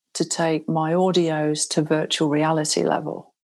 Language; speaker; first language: English; native; English